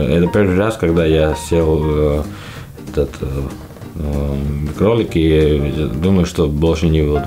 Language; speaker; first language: Russian; non-native, learner; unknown